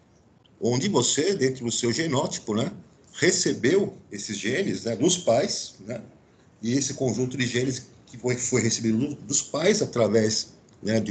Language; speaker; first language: Portuguese; native; Portuguese